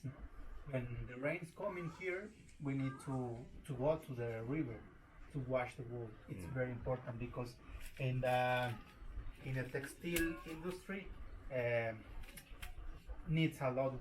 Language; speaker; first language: English; non-native, learner; Spanish